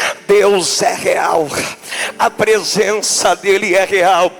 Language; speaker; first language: Portuguese; native; Portuguese